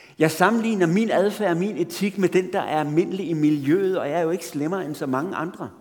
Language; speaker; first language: Danish; native; Danish